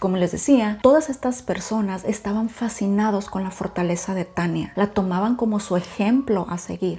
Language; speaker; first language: Spanish; native; Spanish